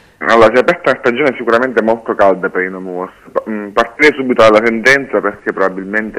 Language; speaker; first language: Italian; native; Italian